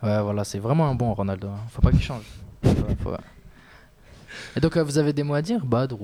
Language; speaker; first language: French; native; French